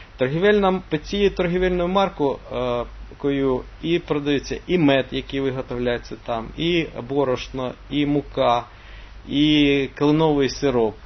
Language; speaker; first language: Ukrainian; non-native, local second language; Russian